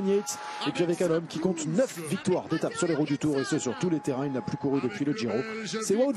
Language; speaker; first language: French; native; French